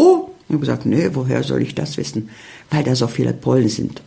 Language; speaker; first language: German; early bilingual, heritage; Czech